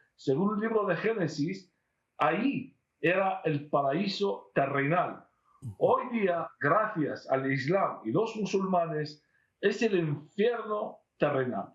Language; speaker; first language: Spanish; non-native, fluent; Arabic